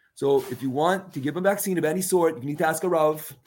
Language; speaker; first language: English; native; English